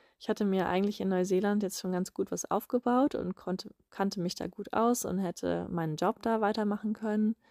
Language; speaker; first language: German; native; German